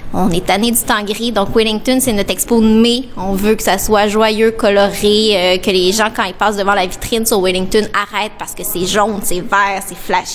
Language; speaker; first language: French; native; French